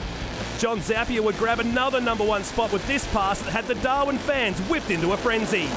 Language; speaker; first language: English; native; English